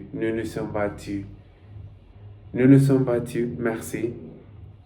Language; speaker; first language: French; non-native, learner; Spanish